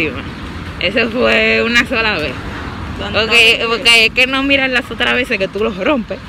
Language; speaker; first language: Spanish; native; Spanish